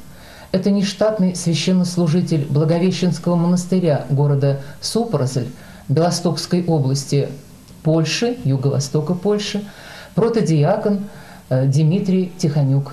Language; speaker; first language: Russian; native; Russian